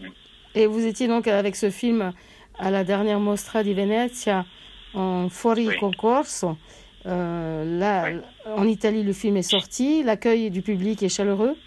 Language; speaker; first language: French; native; French